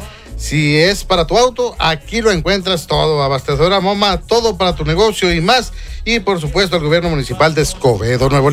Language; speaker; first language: Spanish; native; Spanish